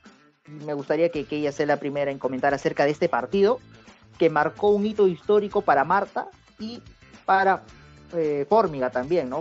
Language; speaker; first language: Spanish; native; Spanish